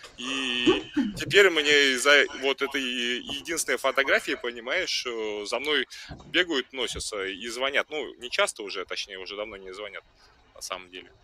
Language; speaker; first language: Russian; native; Russian